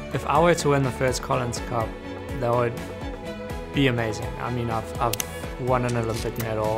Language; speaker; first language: English; native; English